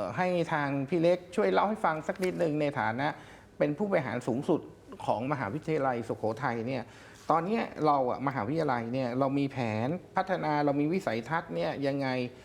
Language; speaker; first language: Thai; native; Thai